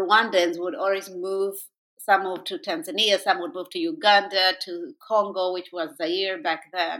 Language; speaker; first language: English; non-native, local second language; Kinyarwanda